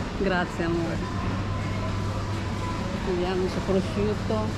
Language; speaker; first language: Italian; non-native, fluent; Filipino